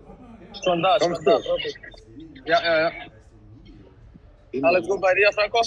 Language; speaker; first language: German; non-native, fluent; Serbian